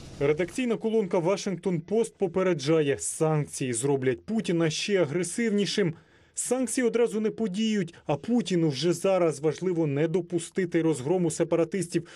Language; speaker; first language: Ukrainian; native; Ukrainian